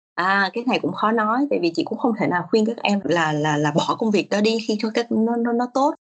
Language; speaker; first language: Vietnamese; native; Vietnamese